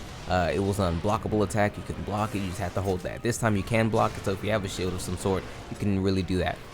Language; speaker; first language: English; native; English